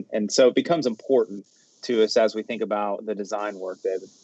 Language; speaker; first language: English; native; English